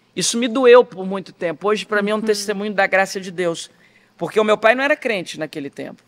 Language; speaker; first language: Portuguese; native; Portuguese